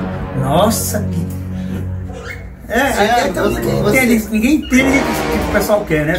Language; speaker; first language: Portuguese; native; Portuguese